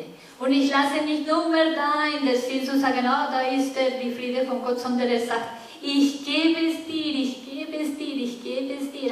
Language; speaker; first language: German; non-native, fluent; Spanish